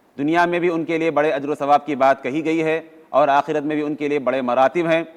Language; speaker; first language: Urdu; native; Urdu